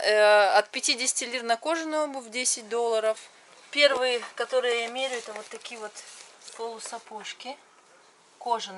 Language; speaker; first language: Russian; native; Russian